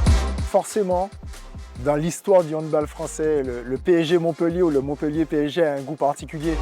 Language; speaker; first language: French; native; French